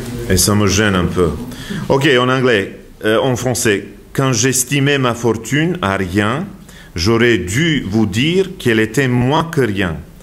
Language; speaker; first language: French; non-native, fluent; Serbian